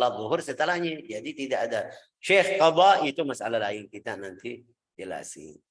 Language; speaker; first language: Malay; non-native, fluent; Arabic